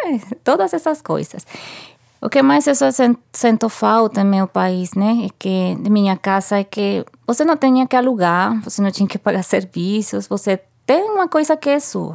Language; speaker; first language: Portuguese; non-native, fluent; Spanish